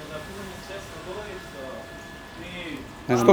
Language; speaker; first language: Russian; non-native, learner; Chinese